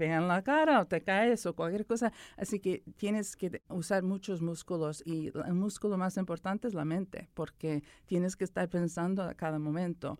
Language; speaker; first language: Spanish; early bilingual, heritage; Spanish